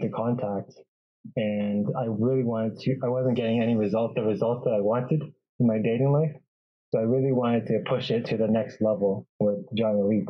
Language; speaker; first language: English; native; English